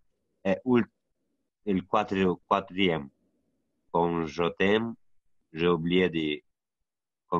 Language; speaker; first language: French; non-native, learner; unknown